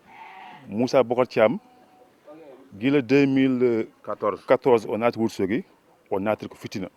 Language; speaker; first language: French; non-native, learner; Fula